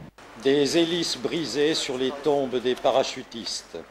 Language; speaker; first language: French; native; French